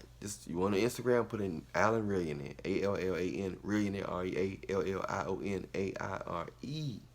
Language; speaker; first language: English; native; English